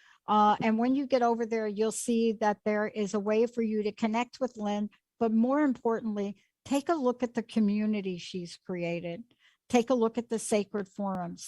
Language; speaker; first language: English; native; English